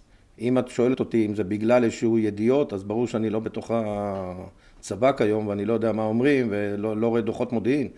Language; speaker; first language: Hebrew; native; Hebrew